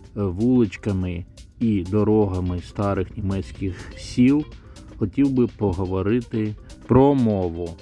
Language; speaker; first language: Ukrainian; non-native, local second language; Russian